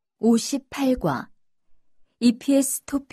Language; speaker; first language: Korean; non-native, fluent; Vietnamese